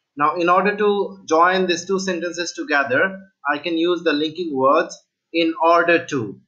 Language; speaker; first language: English; non-native, local second language; Bangla